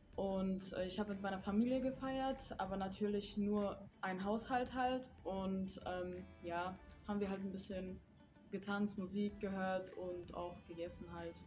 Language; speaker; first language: German; early bilingual, other home language; Polish